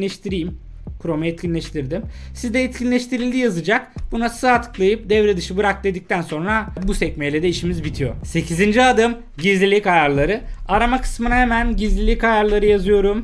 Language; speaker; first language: Turkish; native; Turkish